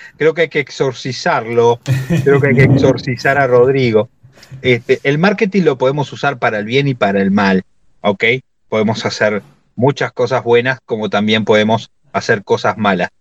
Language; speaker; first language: Spanish; native; Spanish